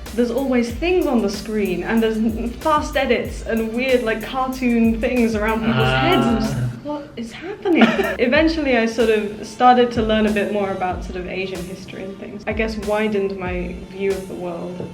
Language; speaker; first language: English; native; English